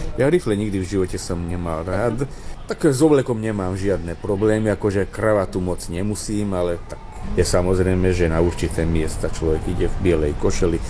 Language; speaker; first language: Slovak; native; Slovak